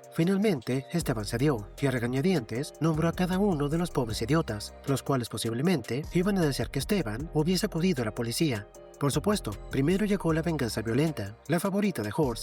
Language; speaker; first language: Spanish; native; Spanish